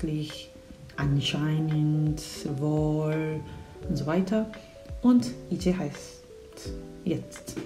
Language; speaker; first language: German; non-native, fluent; Korean